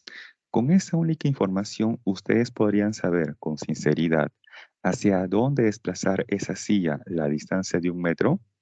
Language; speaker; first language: Spanish; native; Spanish